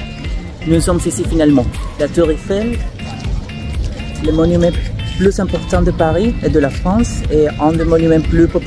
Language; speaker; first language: French; non-native, fluent; Spanish